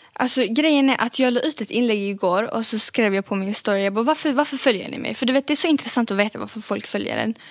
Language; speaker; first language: Swedish; early bilingual, other home language; Arabic